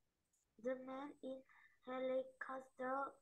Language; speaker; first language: English; non-native, learner; Vietnamese